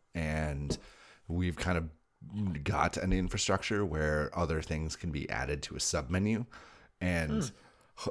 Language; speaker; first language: English; native; English